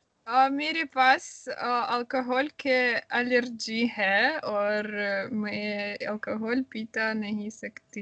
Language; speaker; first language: Hindi; non-native, learner; Russian